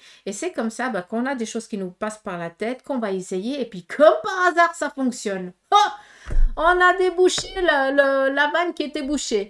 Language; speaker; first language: French; native; French